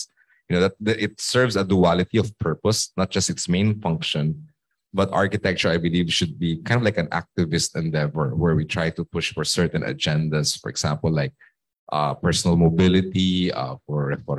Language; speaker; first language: English; non-native, local second language; Filipino